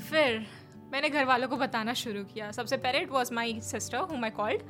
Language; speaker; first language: Hindi; native; Hindi